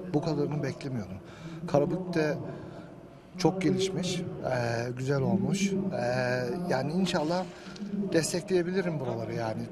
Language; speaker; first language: Turkish; early bilingual, heritage; Turkish